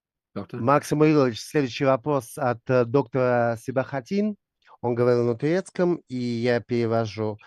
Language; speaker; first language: Russian; native; Russian